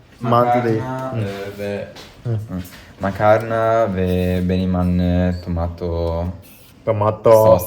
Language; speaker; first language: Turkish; non-native, learner; Italian